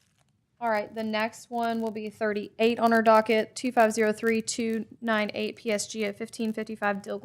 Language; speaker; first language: English; native; English